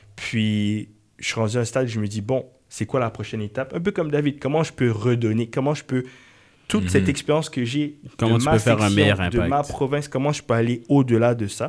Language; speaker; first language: French; native; French